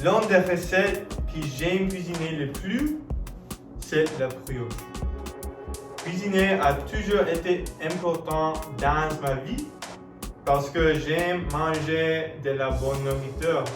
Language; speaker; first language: French; non-native, learner; English